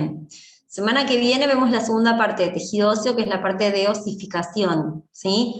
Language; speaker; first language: Spanish; native; Spanish